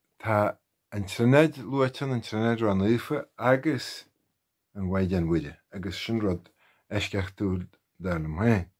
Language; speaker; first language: Irish; native; Irish